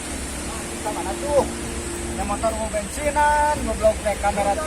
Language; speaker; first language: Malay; non-native, local second language; Sundanese